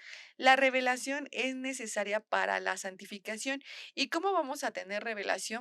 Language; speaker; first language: Spanish; native; Spanish